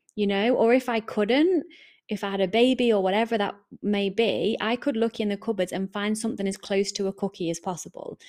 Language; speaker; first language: English; native; English